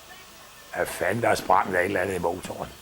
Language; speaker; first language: Danish; native; Danish